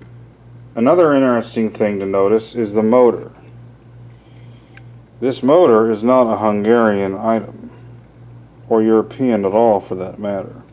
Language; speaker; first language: English; native; English